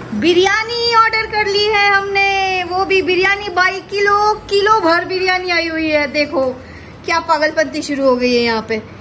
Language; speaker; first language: Hindi; non-native, local second language; Bangla